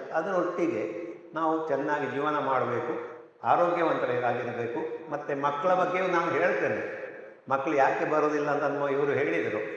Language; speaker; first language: Kannada; non-native, local second language; Tulu